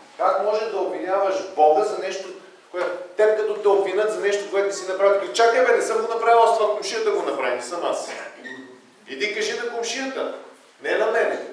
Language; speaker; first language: Bulgarian; native; Bulgarian